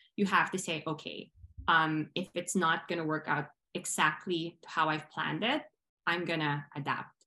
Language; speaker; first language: English; non-native, local second language; Filipino